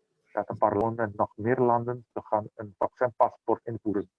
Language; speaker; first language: Dutch; non-native, local second language; Papiamento